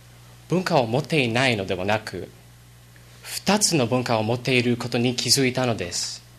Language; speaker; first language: Japanese; non-native, learner; English